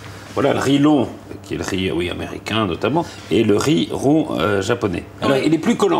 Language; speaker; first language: French; native; French